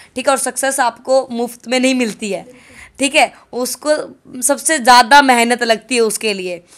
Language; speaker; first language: Hindi; native; Hindi